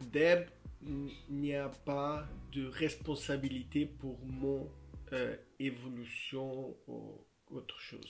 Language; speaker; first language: French; non-native, learner; Portuguese